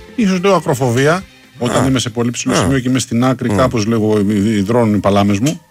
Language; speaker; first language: Greek; native; Greek